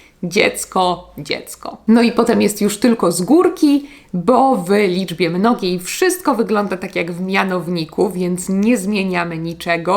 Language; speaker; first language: Polish; native; Polish